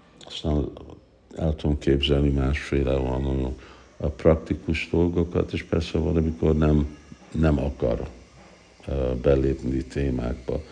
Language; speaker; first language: Hungarian; early bilingual, heritage; Hungarian